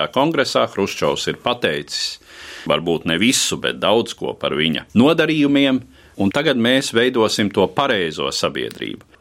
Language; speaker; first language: Latvian; native; Latvian